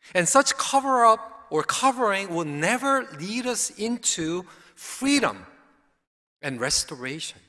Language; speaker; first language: English; early bilingual, other home language; Korean